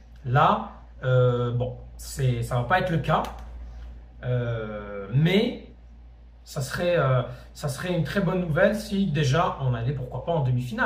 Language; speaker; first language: French; native; French